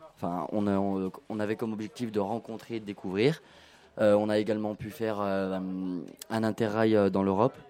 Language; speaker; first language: French; native; French